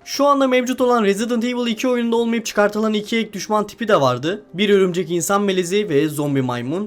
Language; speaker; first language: Turkish; native; Turkish